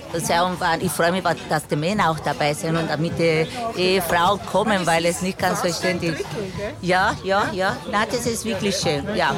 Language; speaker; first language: German; non-native, fluent; Spanish